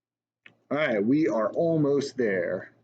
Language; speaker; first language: English; native; English